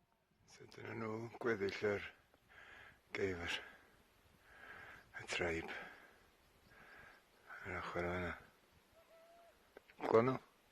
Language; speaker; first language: Welsh; native; Welsh